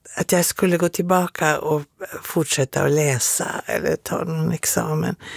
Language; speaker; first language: Swedish; early bilingual, other home language; Finnish